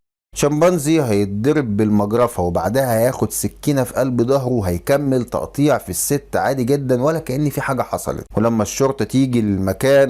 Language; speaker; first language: Arabic; native; Arabic